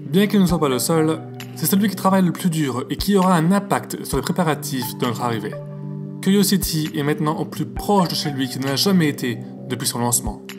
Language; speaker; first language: French; native; French